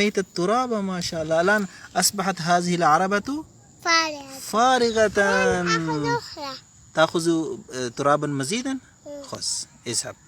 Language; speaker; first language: Arabic; non-native, fluent; Urdu